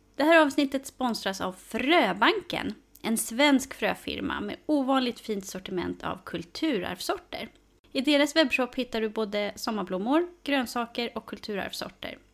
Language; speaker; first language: Swedish; native; Swedish